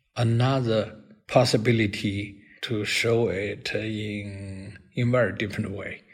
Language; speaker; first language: English; non-native, fluent; Chinese